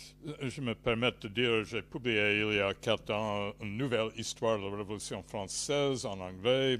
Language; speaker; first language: French; non-native, fluent; English